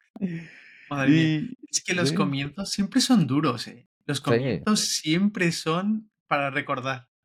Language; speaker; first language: Spanish; native; Spanish